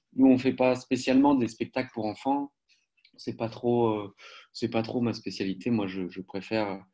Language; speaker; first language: French; native; French